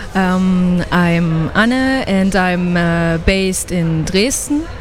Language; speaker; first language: English; non-native, fluent; German